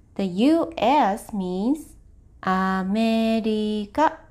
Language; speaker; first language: English; non-native, fluent; Japanese